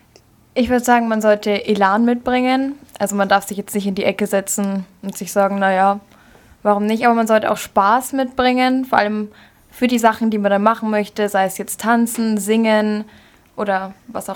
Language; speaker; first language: German; native; German